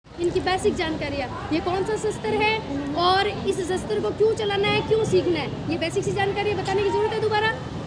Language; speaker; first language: Hindi; native; Hindi